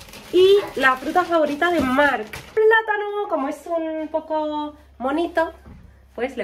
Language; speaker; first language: Spanish; native; Spanish